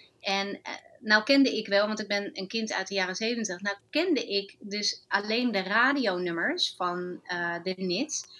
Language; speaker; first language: Dutch; non-native, fluent; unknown